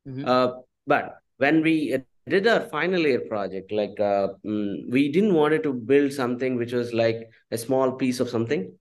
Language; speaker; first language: English; non-native, local second language; Telugu